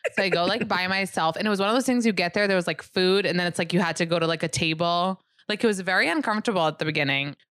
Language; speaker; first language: English; early bilingual, other home language; Hebrew